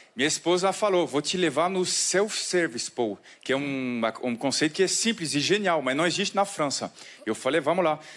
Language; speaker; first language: Portuguese; non-native, fluent; French